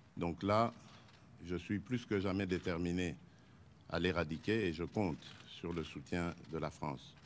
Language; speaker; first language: French; non-native, local second language; Luba-Lulua